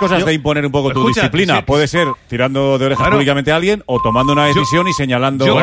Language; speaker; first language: Spanish; native; Spanish